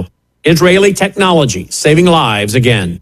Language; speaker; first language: English; native; English